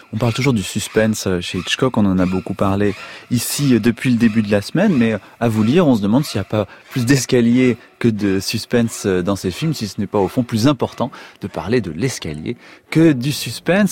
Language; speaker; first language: French; native; French